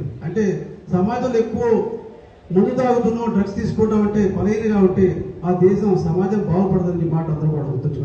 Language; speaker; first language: Telugu; native; Telugu